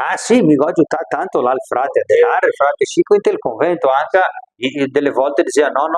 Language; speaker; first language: Italian; early bilingual, heritage; Italian